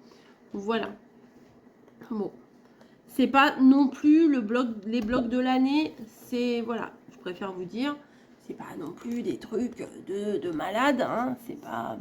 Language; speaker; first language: French; native; French